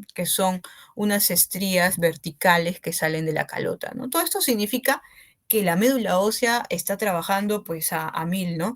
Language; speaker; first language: Spanish; native; Spanish